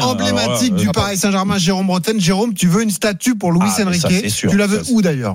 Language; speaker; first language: French; native; French